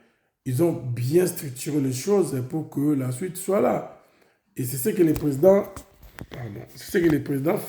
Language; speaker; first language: French; non-native, local second language; Lingala